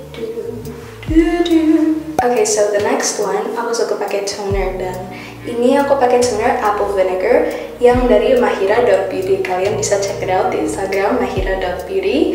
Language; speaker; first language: Indonesian; early bilingual, heritage; Indonesian